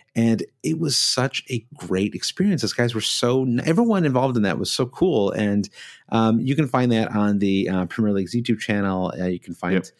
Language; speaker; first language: English; native; English